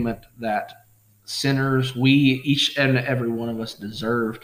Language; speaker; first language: English; native; English